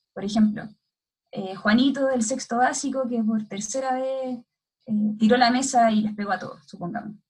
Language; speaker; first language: Spanish; native; Spanish